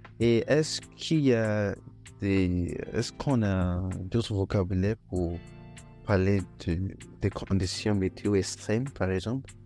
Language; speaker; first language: French; non-native, fluent; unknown